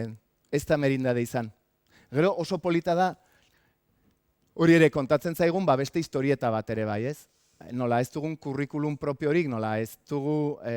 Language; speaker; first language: Basque; native; Basque